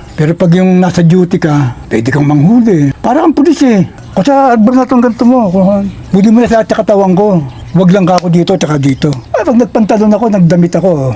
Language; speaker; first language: Filipino; native; Filipino